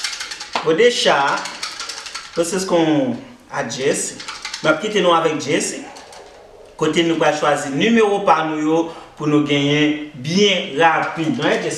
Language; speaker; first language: Portuguese; non-native, learner; Haitian Creole